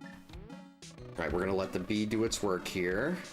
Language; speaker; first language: English; native; English